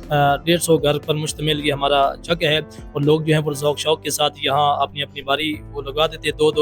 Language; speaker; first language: Urdu; native; Urdu